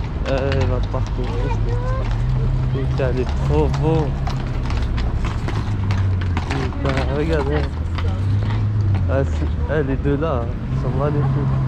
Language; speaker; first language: Arabic; native; Arabic